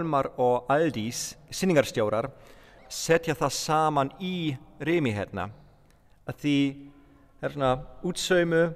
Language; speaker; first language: Icelandic; non-native, fluent; Polish